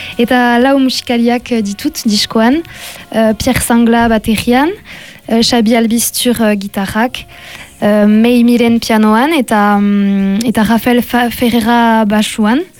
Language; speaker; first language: Basque; non-native, local second language; French